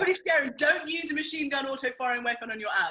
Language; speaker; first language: English; native; English